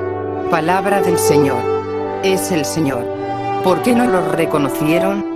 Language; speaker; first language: Spanish; native; Spanish